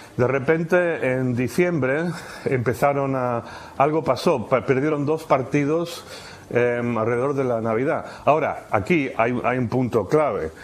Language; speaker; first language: Spanish; native; Spanish